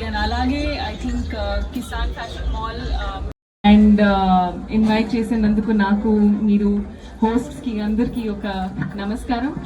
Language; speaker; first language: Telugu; non-native, learner; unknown